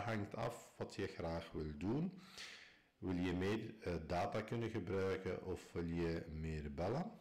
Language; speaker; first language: Dutch; non-native, fluent; Arabic